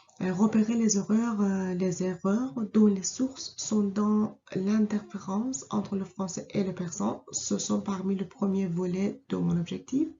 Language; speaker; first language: French; non-native, fluent; Persian